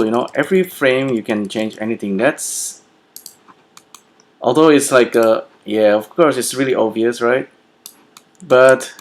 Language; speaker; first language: English; non-native, fluent; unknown